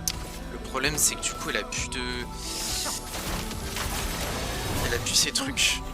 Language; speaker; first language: French; native; French